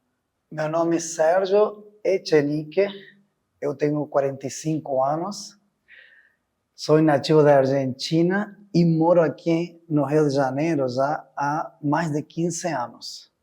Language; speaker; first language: Portuguese; non-native, fluent; Spanish